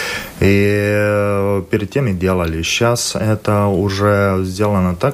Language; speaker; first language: Russian; non-native, local second language; Latvian